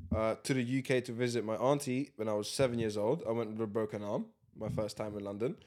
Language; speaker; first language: English; early bilingual, other home language; Latvian